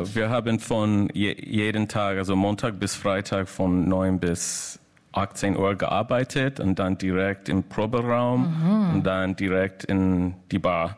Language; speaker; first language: German; non-native, fluent; English